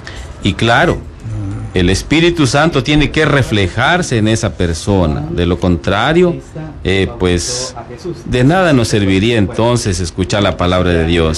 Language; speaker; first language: Spanish; native; Spanish